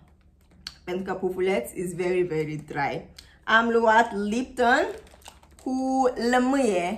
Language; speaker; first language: Romanian; non-native, learner; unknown